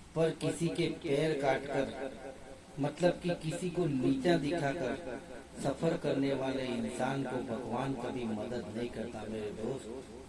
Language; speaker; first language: Hindi; non-native, local second language; Gujarati